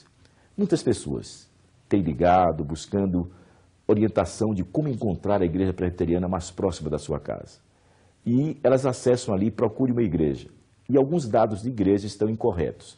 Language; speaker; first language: Portuguese; native; Portuguese